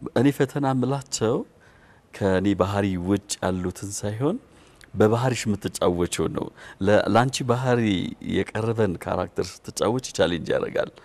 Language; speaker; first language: Amharic; native; Amharic